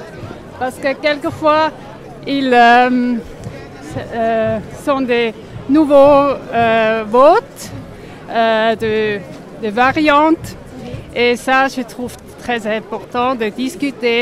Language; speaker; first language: French; non-native, local second language; German